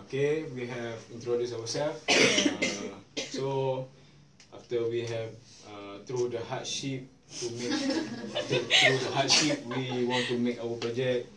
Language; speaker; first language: English; non-native, learner; Malay